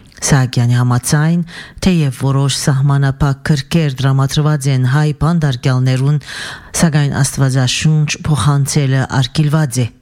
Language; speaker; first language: Armenian; early bilingual, heritage; Armenian